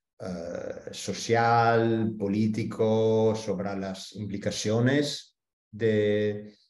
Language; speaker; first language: Spanish; non-native, fluent; Italian